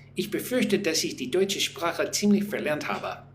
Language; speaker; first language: German; non-native, learner; English